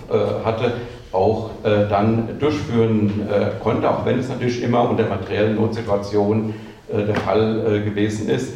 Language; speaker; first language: German; native; German